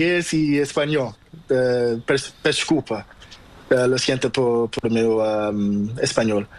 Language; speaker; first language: Spanish; non-native, learner; Portuguese